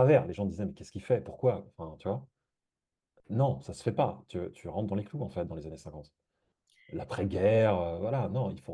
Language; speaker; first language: French; native; French